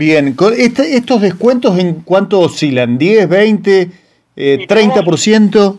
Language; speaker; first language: Spanish; native; Spanish